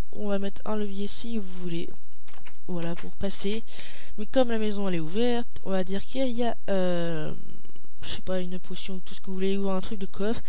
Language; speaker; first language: French; native; French